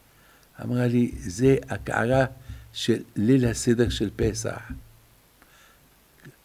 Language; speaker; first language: Hebrew; non-native, fluent; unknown